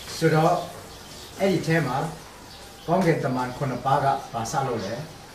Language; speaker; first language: Burmese; non-native, local second language; Tedim Chin